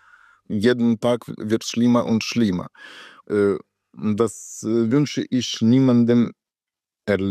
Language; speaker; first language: German; non-native, learner; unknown